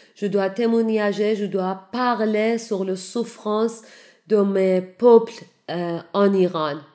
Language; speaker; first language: French; non-native, learner; Persian